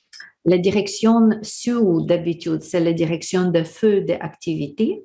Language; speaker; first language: French; non-native, learner; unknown